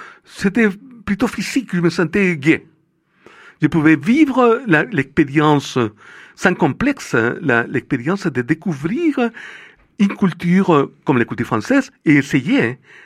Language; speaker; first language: French; non-native, fluent; Spanish